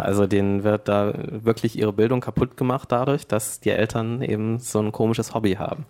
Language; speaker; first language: German; native; German